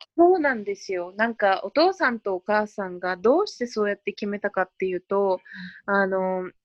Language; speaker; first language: Japanese; early bilingual, other home language; Spanish